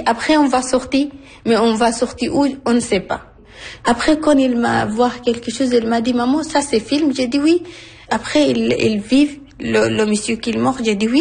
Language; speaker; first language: French; non-native, learner; Arabic